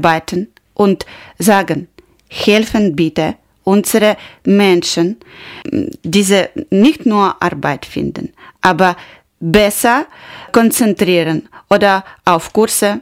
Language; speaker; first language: German; non-native, learner; Ukrainian